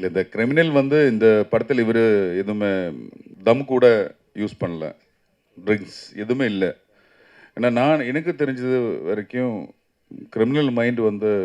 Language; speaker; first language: Tamil; non-native, learner; Malayalam